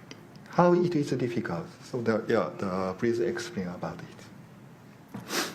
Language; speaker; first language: English; non-native, learner; Japanese